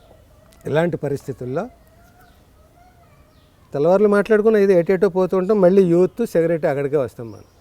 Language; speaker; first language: Telugu; native; Telugu